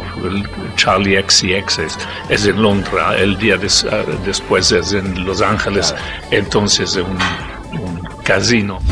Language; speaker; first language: Spanish; non-native, learner; Italian